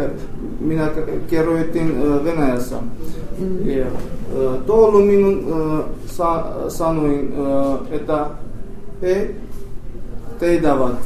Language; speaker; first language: Finnish; non-native, learner; Armenian